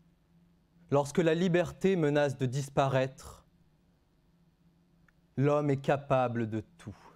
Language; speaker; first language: French; native; French